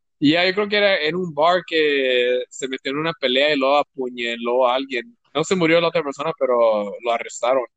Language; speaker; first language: Spanish; early bilingual, heritage; Spanish